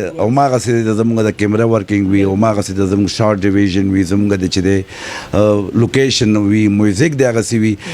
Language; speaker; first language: Pashto; native; Pashto